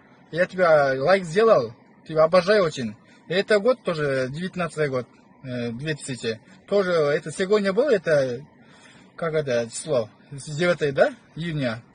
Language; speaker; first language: Russian; non-native, learner; Kyrgyz